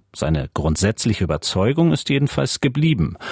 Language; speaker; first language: German; native; German